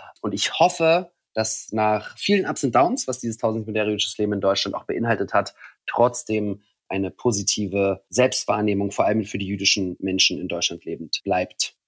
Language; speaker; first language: German; early bilingual, other home language; Russian